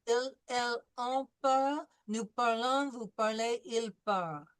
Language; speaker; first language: French; non-native, fluent; English